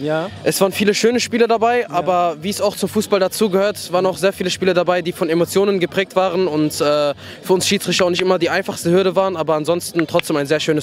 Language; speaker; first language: German; native; German